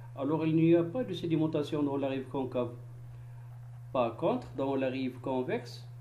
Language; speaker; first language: French; non-native, local second language; Arabic